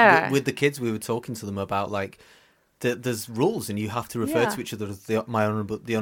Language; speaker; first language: English; native; English